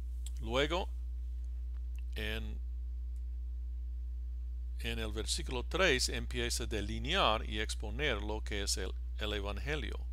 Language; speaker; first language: Spanish; non-native, fluent; English